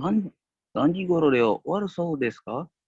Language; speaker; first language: Japanese; non-native, learner; Indonesian